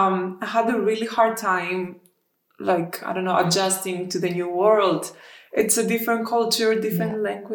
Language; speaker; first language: English; non-native, fluent; Greek